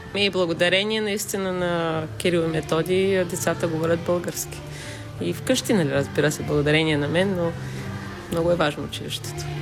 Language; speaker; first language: Bulgarian; native; Bulgarian